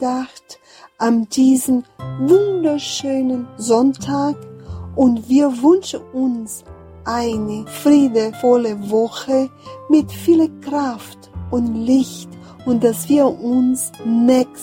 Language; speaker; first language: German; non-native, fluent; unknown